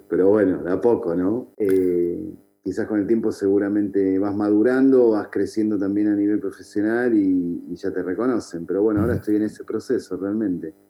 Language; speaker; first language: Spanish; native; Spanish